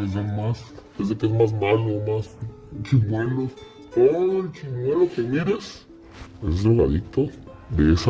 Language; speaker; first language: Spanish; native; Spanish